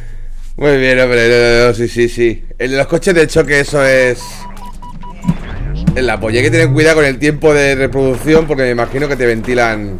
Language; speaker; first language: Spanish; native; Spanish